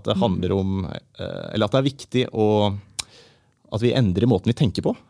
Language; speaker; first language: Norwegian; native; Norwegian